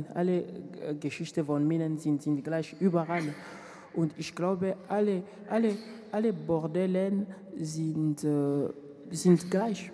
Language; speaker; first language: German; non-native, learner; French